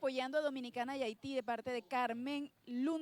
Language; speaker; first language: Spanish; native; Spanish